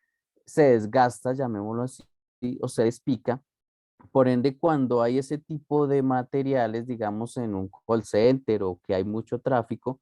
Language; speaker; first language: Spanish; native; Spanish